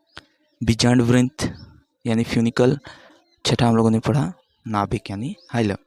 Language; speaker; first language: Hindi; native; Hindi